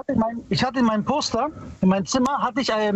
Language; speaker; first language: German; early bilingual, other home language; Italian